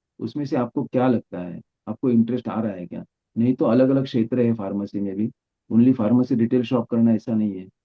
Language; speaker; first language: Hindi; non-native, local second language; Marathi